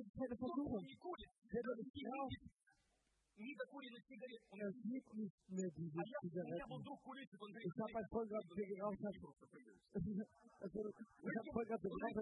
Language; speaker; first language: German; non-native, fluent; Russian